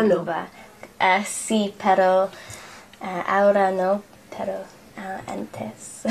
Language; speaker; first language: Spanish; non-native, learner; English